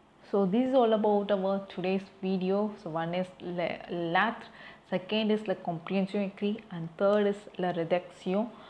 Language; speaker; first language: English; non-native, local second language; Tamil